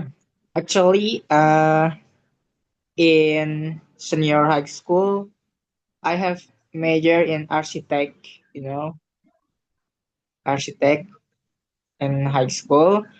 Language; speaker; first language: English; non-native, learner; Indonesian